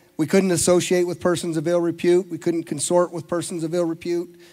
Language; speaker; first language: English; native; English